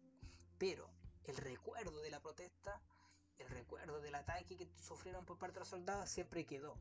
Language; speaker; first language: Spanish; native; Spanish